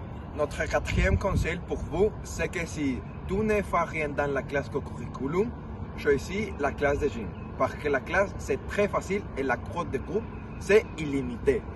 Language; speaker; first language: French; non-native, learner; Spanish